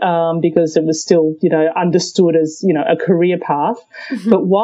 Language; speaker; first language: English; early bilingual, other home language; Cantonese